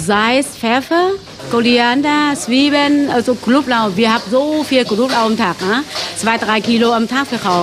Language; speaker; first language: German; non-native, learner; Vietnamese